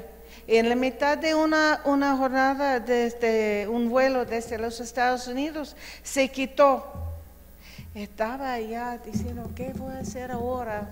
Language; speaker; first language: Spanish; non-native, fluent; English